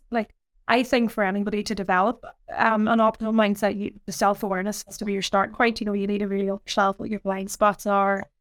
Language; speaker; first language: English; native; English